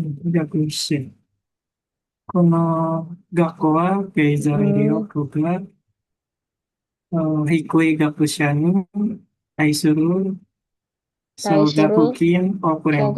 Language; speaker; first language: Japanese; non-native, learner; Indonesian